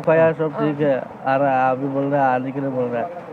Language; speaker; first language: Hindi; non-native, local second language; Bangla